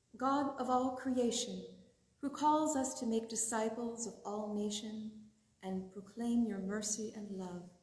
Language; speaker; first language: English; native; English